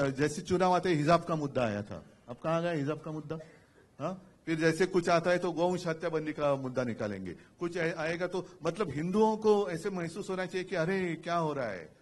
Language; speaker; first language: Hindi; non-native, local second language; Marathi